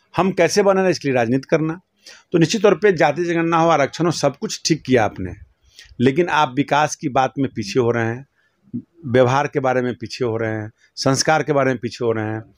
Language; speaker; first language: Hindi; native; Hindi